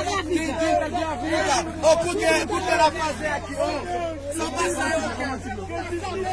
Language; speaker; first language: Portuguese; non-native, learner; Haitian Creole